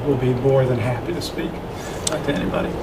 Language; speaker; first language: English; native; English